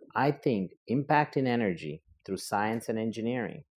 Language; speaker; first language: English; non-native, fluent; Portuguese